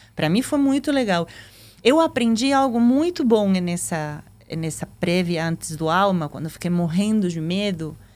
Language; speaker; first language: Portuguese; non-native, fluent; Spanish